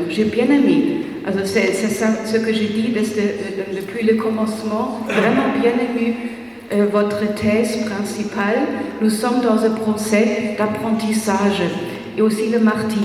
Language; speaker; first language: French; non-native, fluent; German